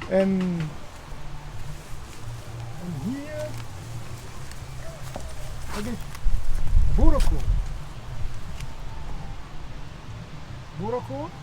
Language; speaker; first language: Dutch; non-native, learner; Kinyarwanda